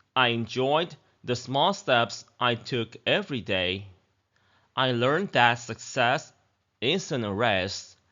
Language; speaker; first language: English; non-native, fluent; Thai